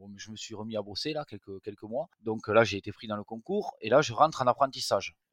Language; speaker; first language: French; native; French